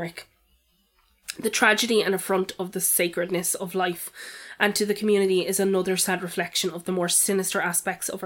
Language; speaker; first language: English; native; English